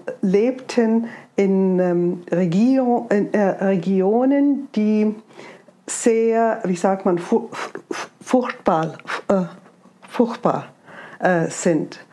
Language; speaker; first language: German; non-native, fluent; Arabic